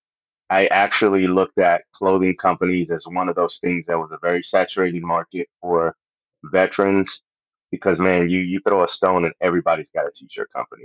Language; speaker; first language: English; non-native, fluent; Spanish